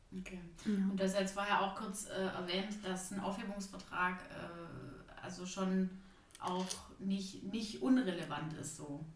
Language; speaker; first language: German; native; German